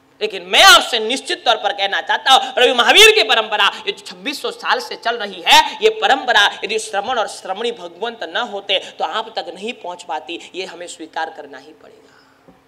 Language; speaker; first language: Hindi; non-native, local second language; Gujarati